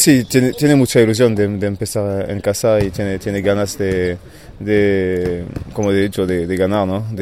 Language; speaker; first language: Spanish; non-native, fluent; French